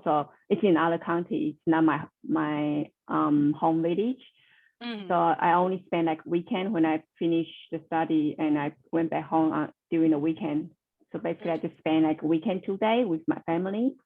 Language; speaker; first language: English; non-native, learner; Chinese